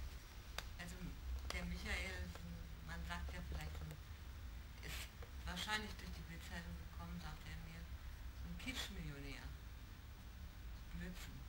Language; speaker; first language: German; native; German